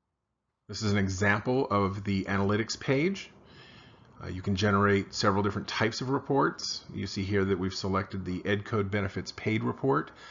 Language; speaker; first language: English; native; English